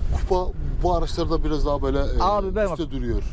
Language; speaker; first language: Turkish; native; Turkish